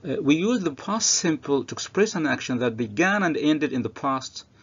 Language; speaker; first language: English; non-native, fluent; Arabic